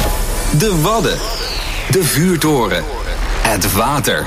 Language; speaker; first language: Dutch; native; Dutch